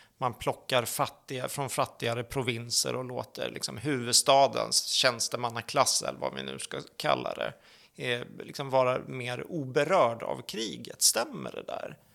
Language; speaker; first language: Swedish; native; Swedish